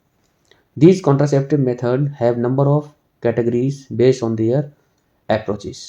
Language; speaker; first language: English; non-native, local second language; Hindi